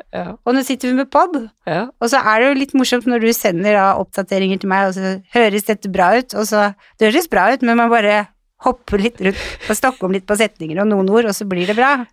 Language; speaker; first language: Norwegian; native; Norwegian